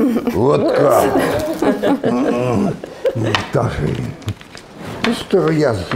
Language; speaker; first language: Russian; non-native, learner; French